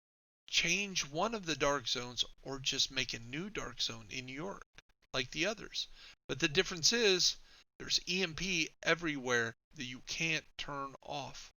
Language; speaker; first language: English; native; English